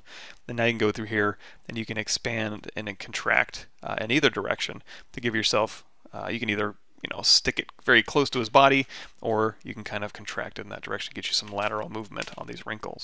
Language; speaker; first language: English; native; English